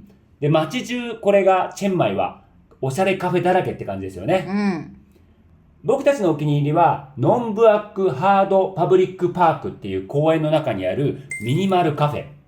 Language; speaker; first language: Japanese; native; Japanese